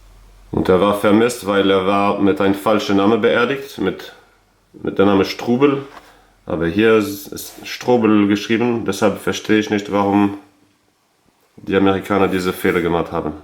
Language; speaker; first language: German; non-native, learner; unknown